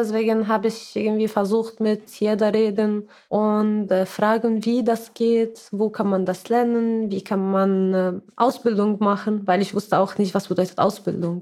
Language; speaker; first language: German; non-native, learner; Arabic